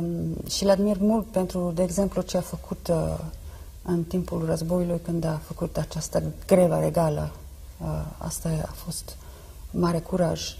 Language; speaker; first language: Romanian; non-native, fluent; French